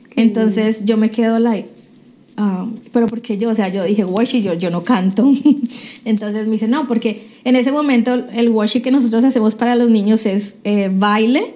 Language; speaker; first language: Spanish; native; Spanish